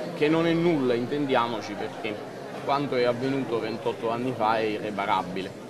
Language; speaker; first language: Italian; native; Italian